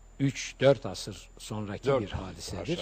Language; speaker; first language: Turkish; native; Turkish